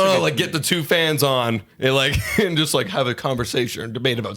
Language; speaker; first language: English; native; English